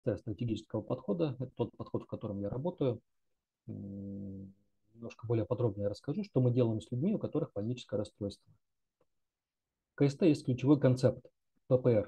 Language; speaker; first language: Russian; native; Russian